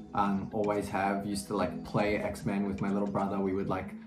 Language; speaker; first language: English; native; English